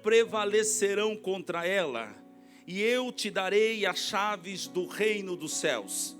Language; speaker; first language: Portuguese; native; Portuguese